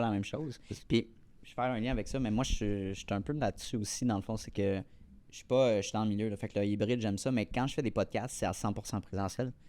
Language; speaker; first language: French; native; French